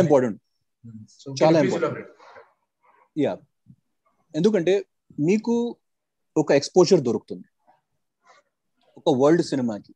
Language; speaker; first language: Telugu; non-native, local second language; Hindi